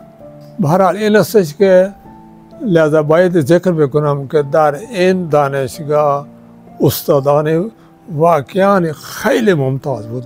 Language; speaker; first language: Persian; non-native, fluent; Punjabi